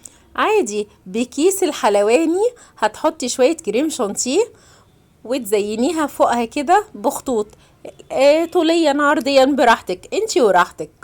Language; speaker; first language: Arabic; native; Arabic